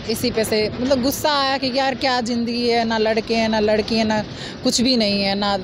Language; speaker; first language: Hindi; native; Hindi